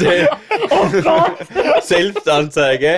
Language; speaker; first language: German; native; German